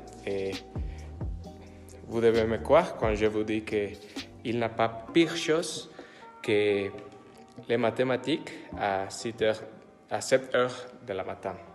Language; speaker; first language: French; non-native, learner; Spanish